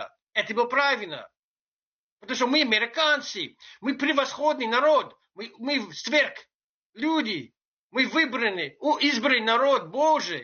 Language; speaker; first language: Russian; non-native, fluent; English